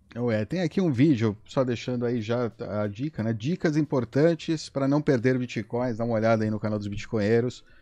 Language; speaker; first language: Portuguese; native; Portuguese